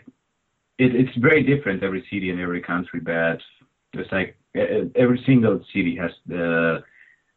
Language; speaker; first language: English; non-native, fluent; Spanish